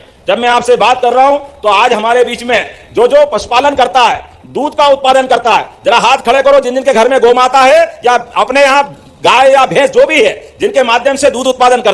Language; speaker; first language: Hindi; native; Hindi